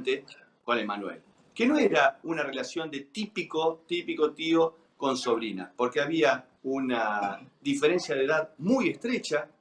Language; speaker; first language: Spanish; native; Spanish